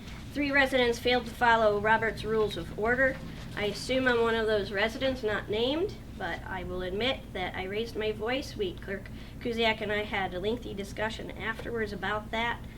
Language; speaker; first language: English; native; English